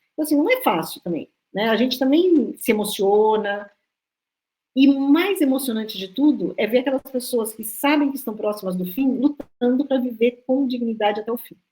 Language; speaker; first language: Portuguese; native; Portuguese